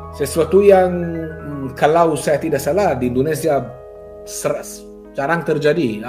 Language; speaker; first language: Indonesian; non-native, fluent; Hebrew